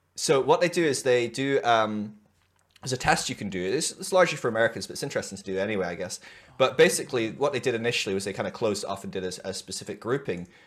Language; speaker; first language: English; native; English